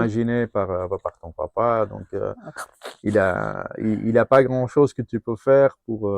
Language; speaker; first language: French; non-native, fluent; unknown